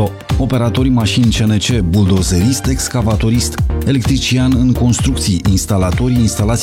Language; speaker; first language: Romanian; native; Romanian